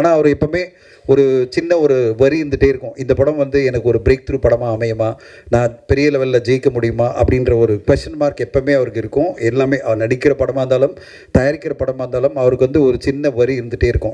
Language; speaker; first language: Tamil; native; Tamil